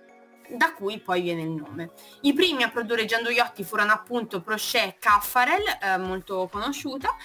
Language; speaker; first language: Italian; native; Italian